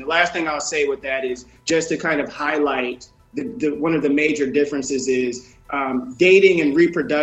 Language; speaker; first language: English; native; English